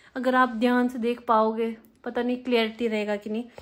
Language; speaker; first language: Hindi; native; Hindi